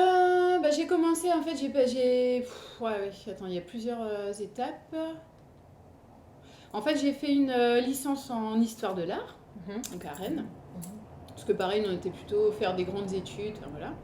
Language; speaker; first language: French; native; French